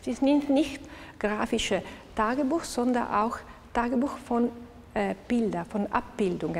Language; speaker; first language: German; non-native, local second language; Italian